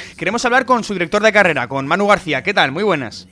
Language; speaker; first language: Spanish; native; Spanish